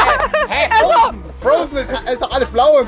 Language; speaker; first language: German; native; German